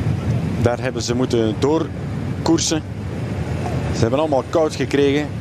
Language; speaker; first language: Dutch; native; Dutch